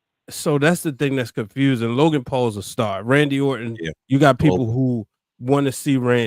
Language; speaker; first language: English; native; English